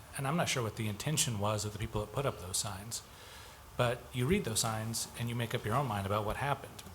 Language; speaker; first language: English; native; English